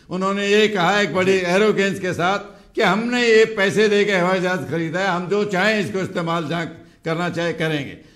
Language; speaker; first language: Hindi; native; Hindi